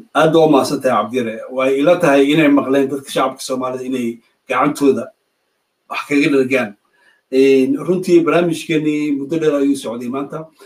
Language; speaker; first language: Somali; native; Somali